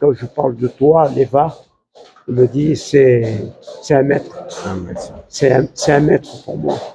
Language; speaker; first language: French; native; French